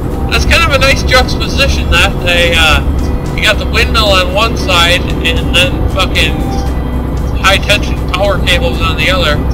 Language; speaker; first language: English; native; English